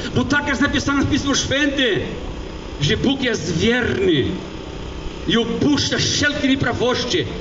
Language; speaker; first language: Polish; early bilingual, heritage; Polish